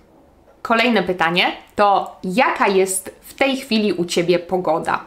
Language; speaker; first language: Polish; native; Polish